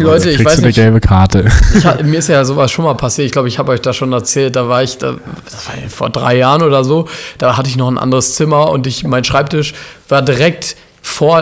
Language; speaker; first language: German; native; German